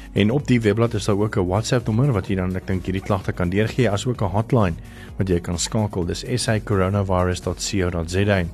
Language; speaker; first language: Afrikaans; native; Afrikaans